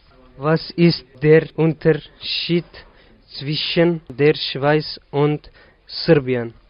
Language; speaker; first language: German; non-native, learner; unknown